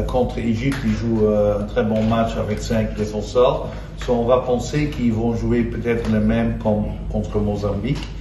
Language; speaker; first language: French; non-native, fluent; Dutch